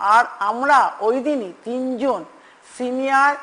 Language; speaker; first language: Bangla; native; Bangla